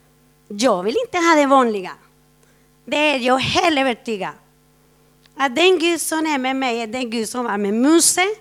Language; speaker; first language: Swedish; non-native, fluent; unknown